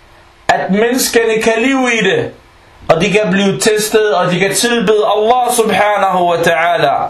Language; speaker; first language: Danish; non-native, fluent; Arabic